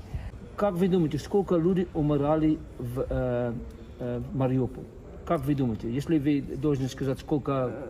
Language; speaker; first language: Russian; non-native, learner; Dutch